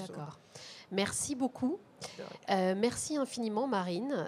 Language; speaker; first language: French; native; French